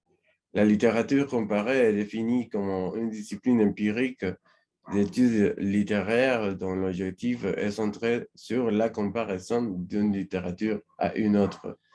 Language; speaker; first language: French; non-native, learner; Spanish